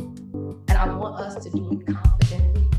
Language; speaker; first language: English; native; English